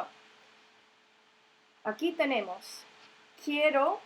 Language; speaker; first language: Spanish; non-native, fluent; English